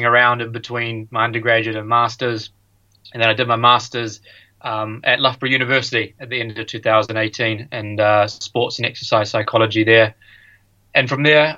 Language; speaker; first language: English; native; English